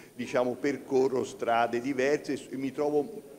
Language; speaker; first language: Italian; native; Italian